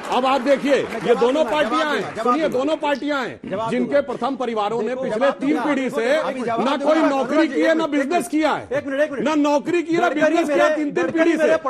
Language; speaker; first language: Hindi; native; Hindi